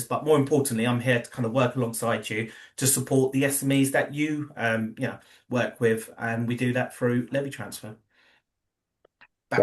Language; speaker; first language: English; native; English